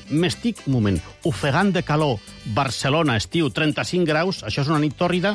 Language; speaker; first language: Catalan; non-native, local second language; Spanish